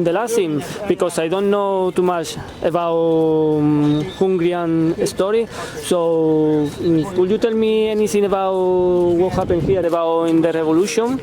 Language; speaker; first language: English; non-native, learner; Spanish